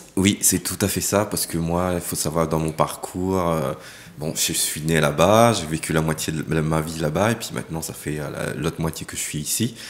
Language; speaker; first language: French; native; French